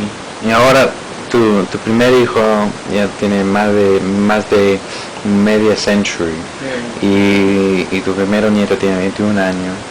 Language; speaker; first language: Spanish; early bilingual, heritage; English